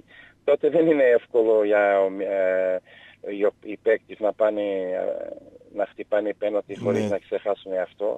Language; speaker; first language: Greek; non-native, learner; Portuguese